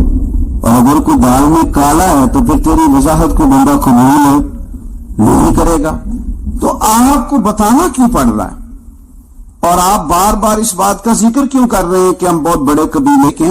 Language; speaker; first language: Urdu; non-native, local second language; Punjabi